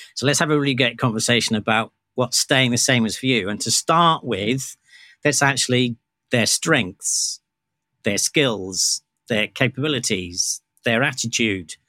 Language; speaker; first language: English; native; English